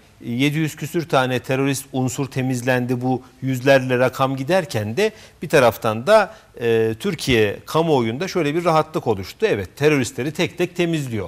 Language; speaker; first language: Turkish; native; Turkish